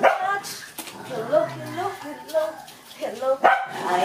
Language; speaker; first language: English; non-native, learner; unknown